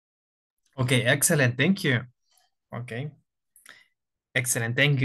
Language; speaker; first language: English; non-native, fluent; Spanish